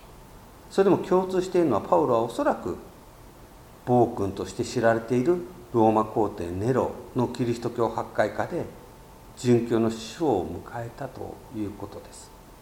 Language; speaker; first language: Japanese; native; Japanese